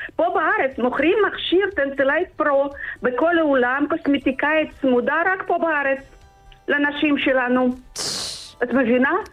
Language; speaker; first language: Hebrew; non-native, fluent; Russian